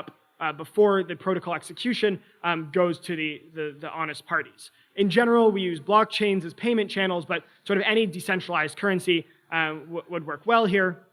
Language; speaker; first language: English; native; English